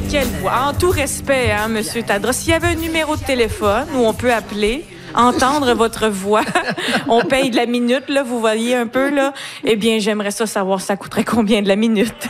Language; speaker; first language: French; native; French